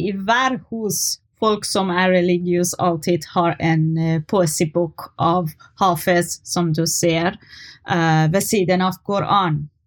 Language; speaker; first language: Norwegian; non-native, learner; Persian